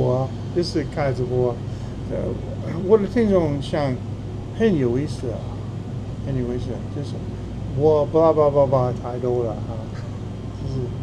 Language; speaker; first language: Chinese; non-native, fluent; English